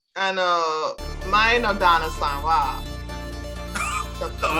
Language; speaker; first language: Japanese; non-native, learner; English